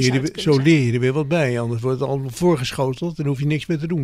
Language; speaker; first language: Dutch; native; Dutch